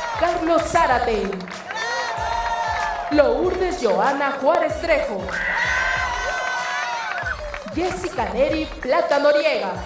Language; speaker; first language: Spanish; native; Spanish